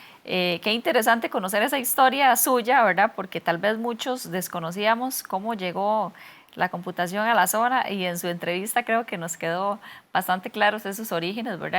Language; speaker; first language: Spanish; native; Spanish